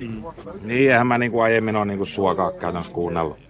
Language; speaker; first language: Finnish; native; Finnish